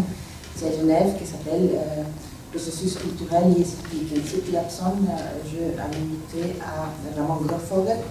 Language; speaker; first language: French; non-native, fluent; Spanish